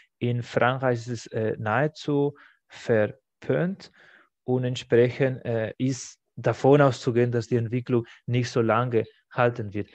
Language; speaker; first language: German; non-native, fluent; Spanish